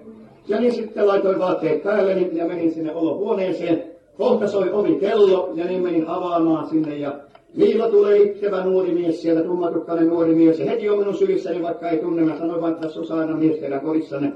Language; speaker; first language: Finnish; native; Finnish